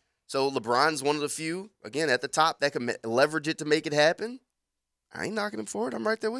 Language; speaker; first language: English; native; English